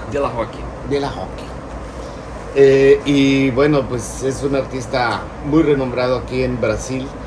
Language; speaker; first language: Spanish; native; Spanish